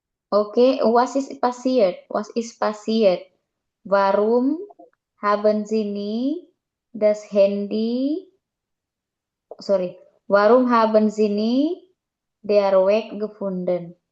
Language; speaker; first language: German; non-native, learner; Indonesian